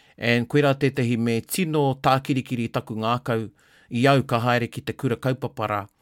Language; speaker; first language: Māori; non-native, local second language; English